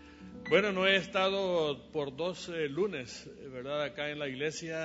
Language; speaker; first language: Spanish; native; Spanish